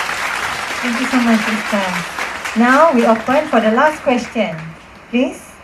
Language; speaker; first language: English; non-native, local second language; Malay